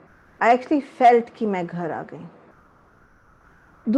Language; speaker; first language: Hindi; native; Hindi